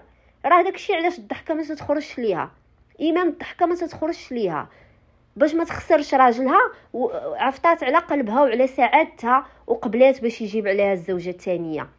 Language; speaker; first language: Arabic; native; Arabic